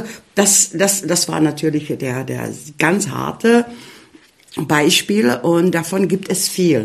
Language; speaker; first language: German; early bilingual, heritage; German